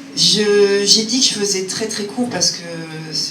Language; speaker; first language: French; native; French